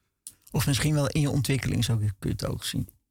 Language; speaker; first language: Dutch; native; Dutch